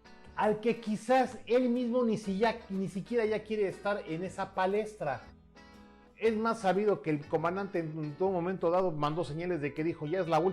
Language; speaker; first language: Spanish; native; Spanish